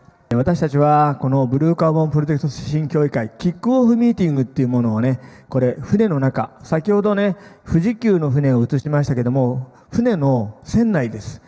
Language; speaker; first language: Japanese; native; Japanese